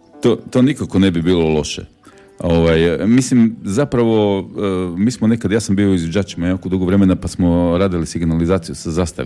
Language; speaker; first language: Serbian; native; Serbian